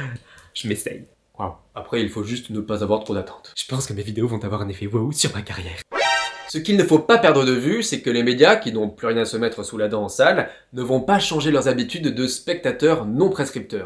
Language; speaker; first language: French; native; French